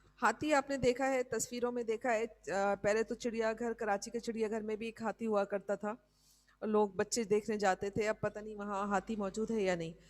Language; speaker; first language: Urdu; native; Urdu